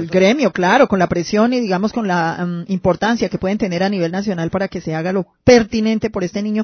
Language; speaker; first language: Spanish; native; Spanish